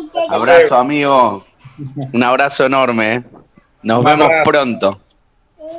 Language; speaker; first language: Spanish; native; Spanish